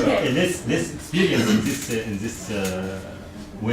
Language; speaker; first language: English; non-native, learner; Arabic